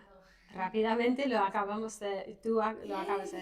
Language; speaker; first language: Spanish; non-native, fluent; English